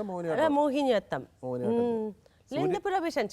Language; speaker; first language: Malayalam; non-native, learner; Japanese